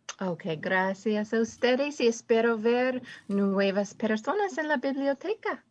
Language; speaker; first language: Spanish; non-native, fluent; English